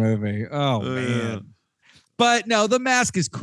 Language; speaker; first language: English; native; English